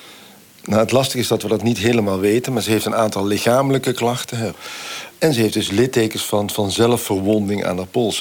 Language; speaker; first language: Dutch; native; Dutch